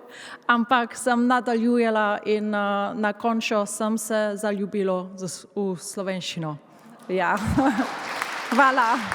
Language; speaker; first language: Slovenian; non-native, learner; English